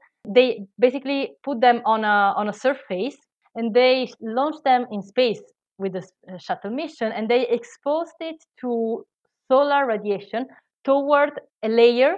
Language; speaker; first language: English; non-native, fluent; Italian